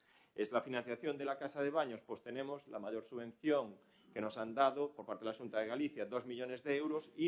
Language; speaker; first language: Spanish; native; Spanish